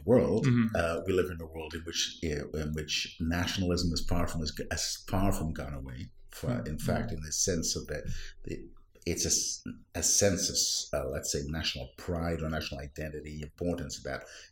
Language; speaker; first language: English; non-native, local second language; Welsh